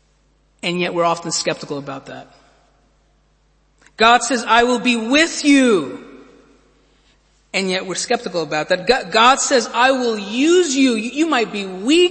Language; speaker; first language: English; native; English